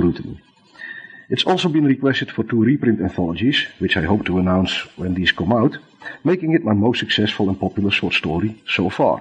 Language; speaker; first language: English; non-native, fluent; Dutch